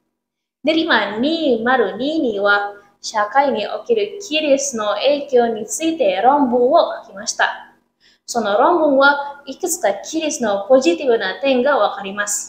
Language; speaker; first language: Japanese; non-native, learner; Indonesian